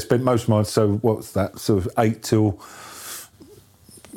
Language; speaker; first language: English; native; English